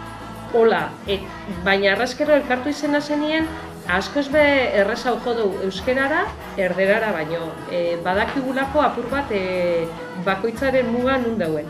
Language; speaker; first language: Basque; native; Basque